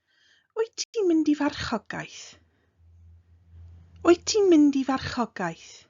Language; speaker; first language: Welsh; non-native, fluent; English